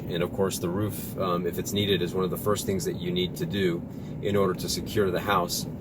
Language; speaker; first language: English; native; English